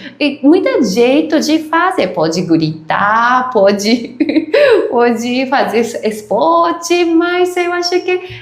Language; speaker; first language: Portuguese; non-native, learner; Japanese